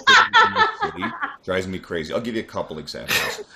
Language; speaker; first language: English; native; English